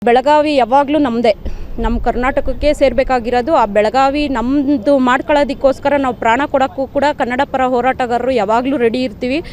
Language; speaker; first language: Kannada; non-native, local second language; Marathi